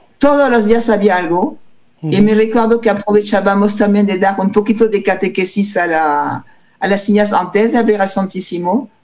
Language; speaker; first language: Spanish; non-native, fluent; French